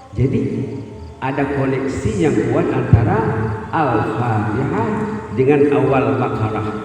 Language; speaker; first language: Indonesian; non-native, local second language; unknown